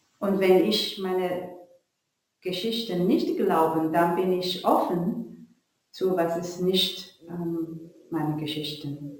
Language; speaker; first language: German; non-native, learner; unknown